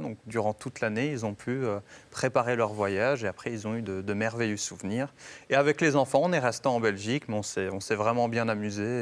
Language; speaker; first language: French; native; French